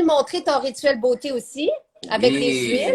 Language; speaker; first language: French; native; French